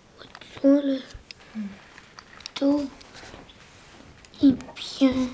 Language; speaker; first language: Chinese; early bilingual, heritage; English